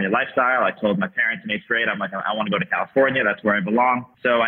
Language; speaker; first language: English; native; English